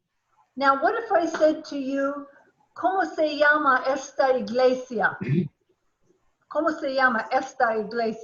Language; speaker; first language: Spanish; non-native, learner; English